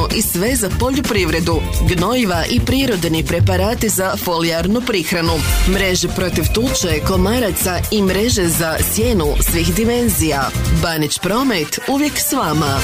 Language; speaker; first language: Serbian; native; Serbian